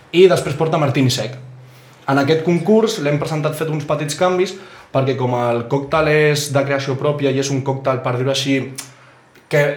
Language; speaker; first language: Catalan; native; Catalan